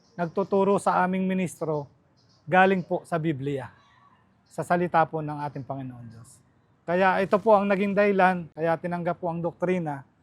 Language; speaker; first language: Filipino; native; Filipino